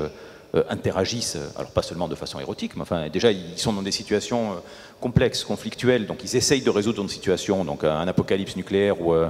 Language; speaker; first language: French; native; French